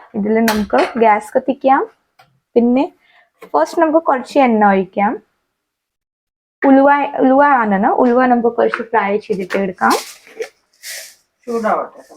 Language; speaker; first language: Malayalam; non-native, learner; Hindi